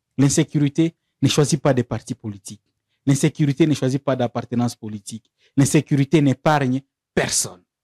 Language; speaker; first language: French; non-native, local second language; Swahili